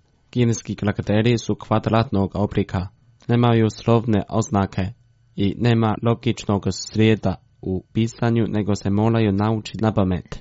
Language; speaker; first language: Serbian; non-native, fluent; Chinese